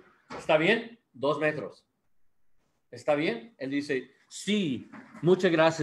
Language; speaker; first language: Spanish; non-native, learner; English